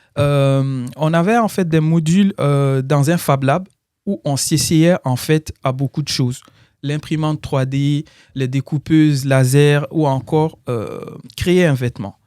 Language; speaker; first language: French; non-native, local second language; Bambara